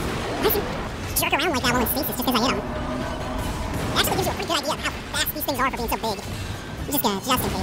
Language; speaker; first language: English; native; English